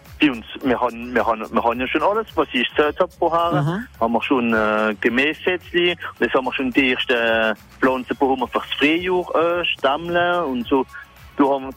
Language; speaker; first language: German; non-native, local second language; French